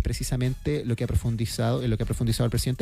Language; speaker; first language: Spanish; native; Spanish